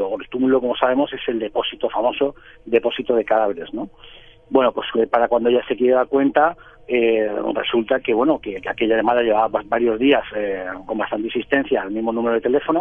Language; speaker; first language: Spanish; native; Spanish